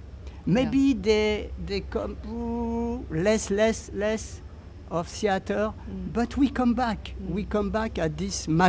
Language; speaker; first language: English; non-native, learner; French